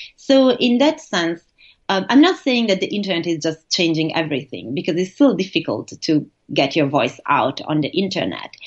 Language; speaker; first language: English; non-native, fluent; Italian